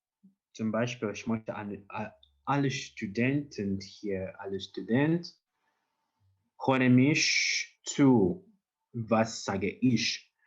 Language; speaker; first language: German; non-native, learner; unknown